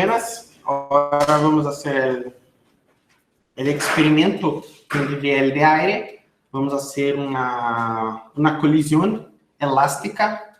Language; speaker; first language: Spanish; non-native, fluent; Portuguese